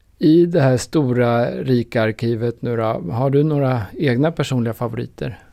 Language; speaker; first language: Swedish; native; Swedish